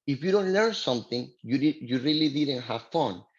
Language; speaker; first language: English; non-native, fluent; Spanish